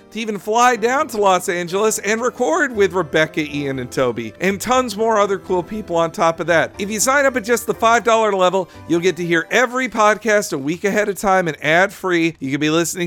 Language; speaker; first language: English; native; English